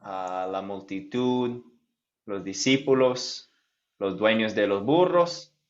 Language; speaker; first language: Spanish; non-native, fluent; English